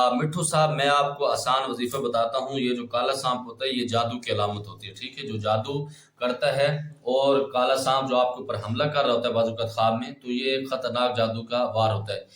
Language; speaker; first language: Urdu; non-native, local second language; Pashto